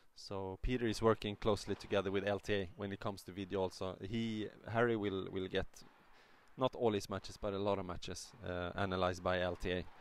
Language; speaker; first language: English; non-native, fluent; Swedish